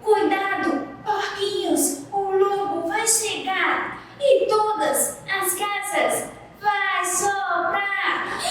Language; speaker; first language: Portuguese; native; Portuguese